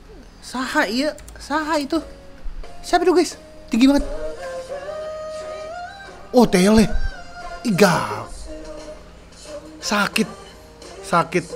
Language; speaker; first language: Indonesian; native; Indonesian